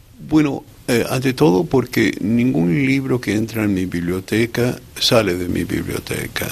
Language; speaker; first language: Spanish; early bilingual, other home language; English